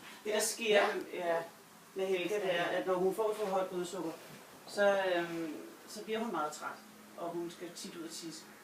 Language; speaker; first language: Danish; native; Danish